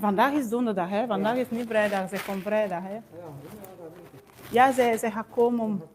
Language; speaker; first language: Dutch; non-native, learner; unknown